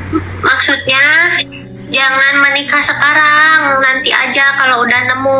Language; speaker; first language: Indonesian; non-native, local second language; Sundanese